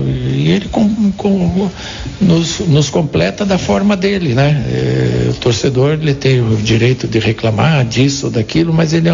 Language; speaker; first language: Portuguese; native; Portuguese